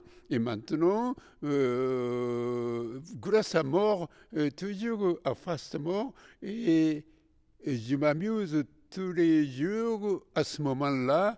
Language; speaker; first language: French; non-native, fluent; Japanese